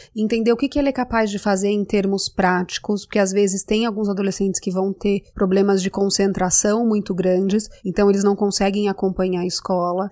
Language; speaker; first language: Portuguese; native; Portuguese